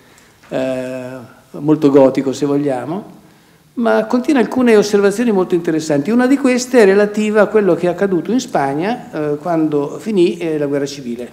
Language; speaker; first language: Italian; native; Italian